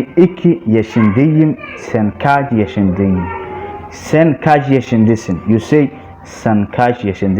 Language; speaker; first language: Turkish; non-native, learner; Somali